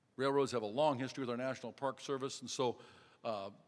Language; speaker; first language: English; native; English